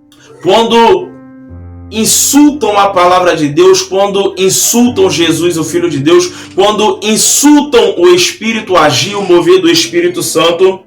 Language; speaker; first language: Portuguese; native; Portuguese